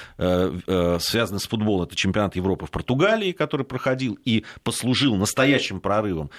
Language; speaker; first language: Russian; native; Russian